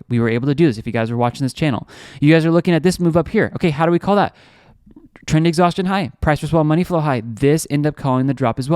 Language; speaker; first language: English; native; English